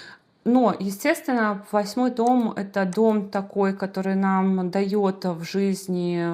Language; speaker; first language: Russian; native; Russian